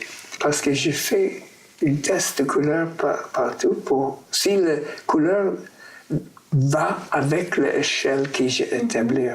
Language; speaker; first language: French; non-native, fluent; English